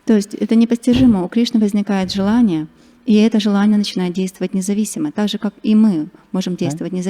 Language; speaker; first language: Russian; native; Russian